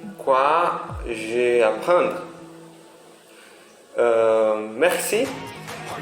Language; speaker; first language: French; non-native, learner; Portuguese